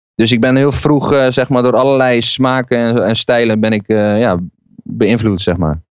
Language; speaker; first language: Dutch; native; Dutch